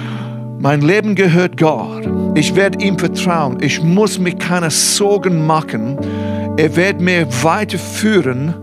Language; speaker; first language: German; non-native, fluent; English